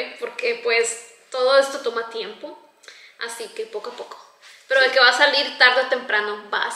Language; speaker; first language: Spanish; native; Spanish